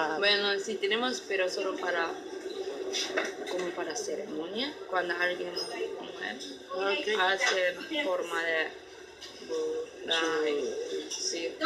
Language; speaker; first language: Spanish; non-native, learner; Japanese